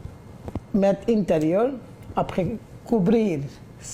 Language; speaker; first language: French; non-native, learner; Bangla